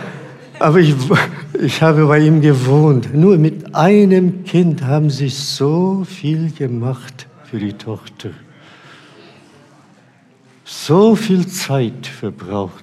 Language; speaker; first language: German; non-native, fluent; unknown